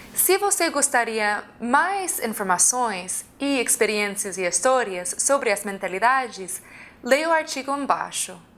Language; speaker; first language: Portuguese; non-native, fluent; English